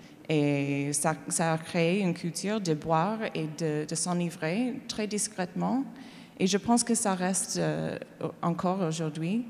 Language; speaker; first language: French; non-native, learner; English